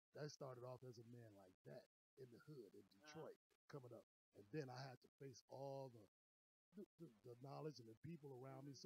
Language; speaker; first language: English; native; English